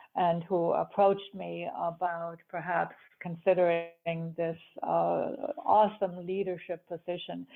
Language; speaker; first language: English; early bilingual, other home language; German